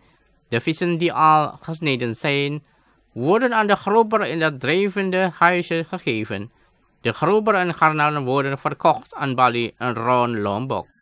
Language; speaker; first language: Dutch; non-native, learner; Indonesian